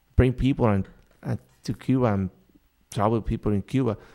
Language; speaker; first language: English; non-native, learner; Spanish